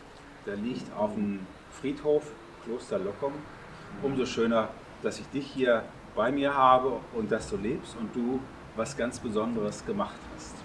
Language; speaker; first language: German; native; German